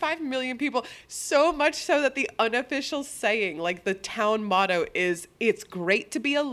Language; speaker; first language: English; native; English